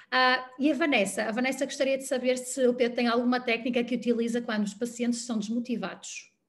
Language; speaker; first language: Portuguese; native; Portuguese